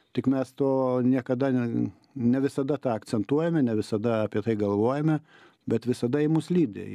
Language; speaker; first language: Lithuanian; native; Lithuanian